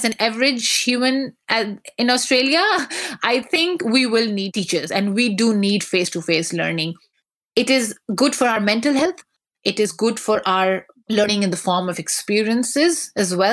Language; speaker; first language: English; non-native, local second language; Pashto